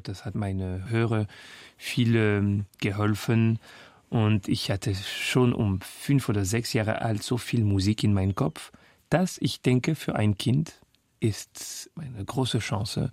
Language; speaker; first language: German; non-native, fluent; French